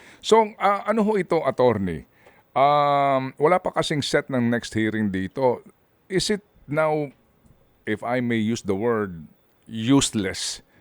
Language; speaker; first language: Filipino; native; Filipino